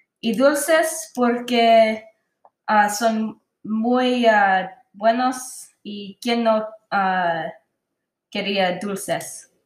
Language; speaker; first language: Spanish; non-native, learner; English